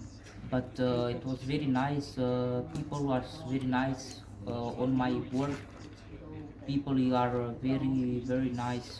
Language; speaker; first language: English; non-native, learner; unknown